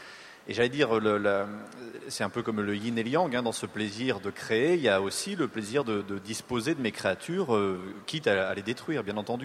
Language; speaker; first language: French; native; French